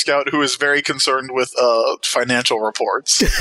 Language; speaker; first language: English; native; English